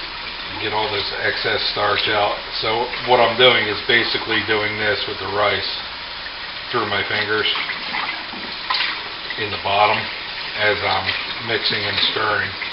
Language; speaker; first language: English; native; English